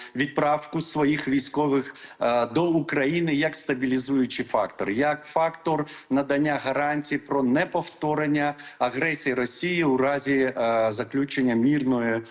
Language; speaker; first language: Ukrainian; non-native, local second language; Crimean Tatar